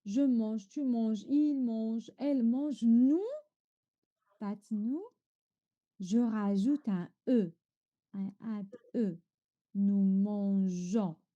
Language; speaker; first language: French; non-native, fluent; Chinese